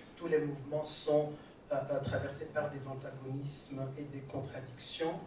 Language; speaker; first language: French; non-native, local second language; Swahili